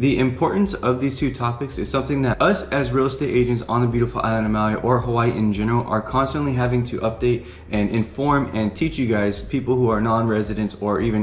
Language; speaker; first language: English; native; English